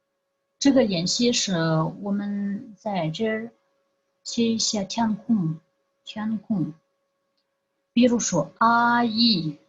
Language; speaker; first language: Chinese; non-native, fluent; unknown